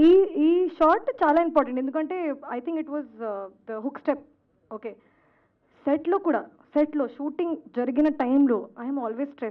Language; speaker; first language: Telugu; non-native, learner; Hindi